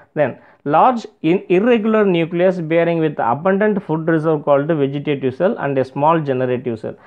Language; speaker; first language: English; non-native, local second language; Tamil